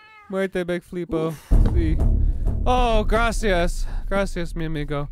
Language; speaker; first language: Spanish; non-native, learner; English